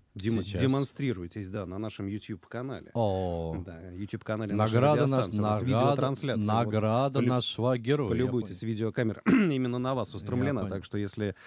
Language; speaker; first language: Russian; native; Russian